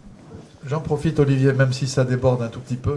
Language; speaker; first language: French; native; French